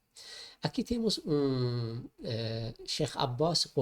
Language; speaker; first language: Portuguese; non-native, learner; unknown